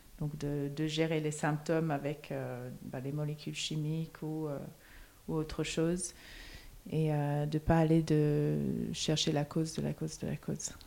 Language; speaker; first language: French; non-native, fluent; English